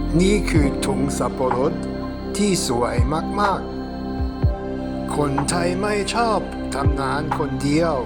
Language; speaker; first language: Thai; non-native, fluent; German